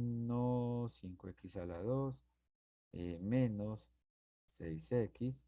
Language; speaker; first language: Spanish; native; Spanish